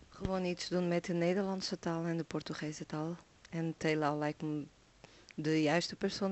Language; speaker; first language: Dutch; non-native, fluent; Portuguese